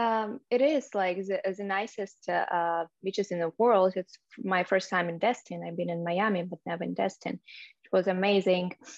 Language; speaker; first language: English; non-native, fluent; Russian